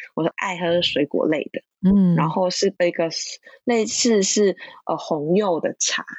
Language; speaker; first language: Chinese; non-native, local second language; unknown